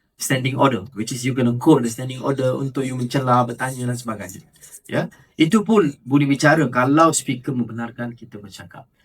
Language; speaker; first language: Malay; non-native, local second language; Tamil